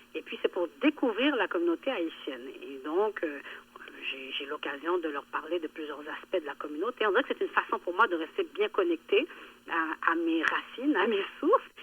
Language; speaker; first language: French; early bilingual, other home language; Haitian Creole